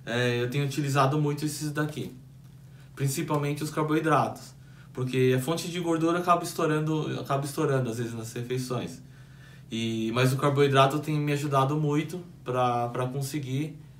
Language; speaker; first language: Portuguese; native; Portuguese